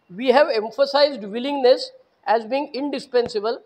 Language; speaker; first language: Hindi; non-native, local second language; Marathi